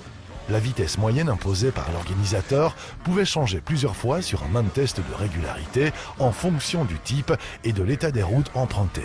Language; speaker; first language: French; native; French